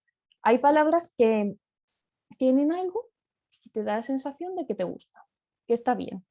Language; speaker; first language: Spanish; native; Spanish